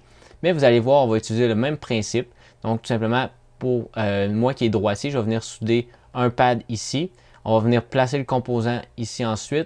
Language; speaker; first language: French; native; French